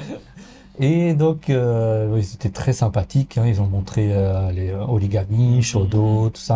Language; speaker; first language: French; native; French